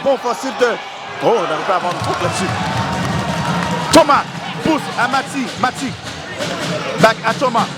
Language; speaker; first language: French; native; French